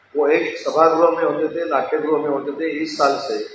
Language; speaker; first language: Hindi; non-native, local second language; Marathi